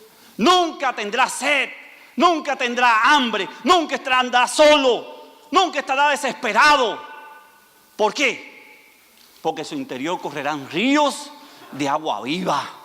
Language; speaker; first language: Spanish; native; Spanish